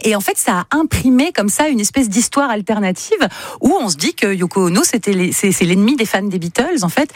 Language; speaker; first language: French; native; French